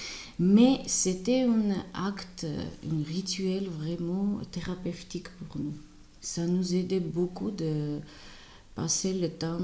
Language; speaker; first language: French; non-native, fluent; Armenian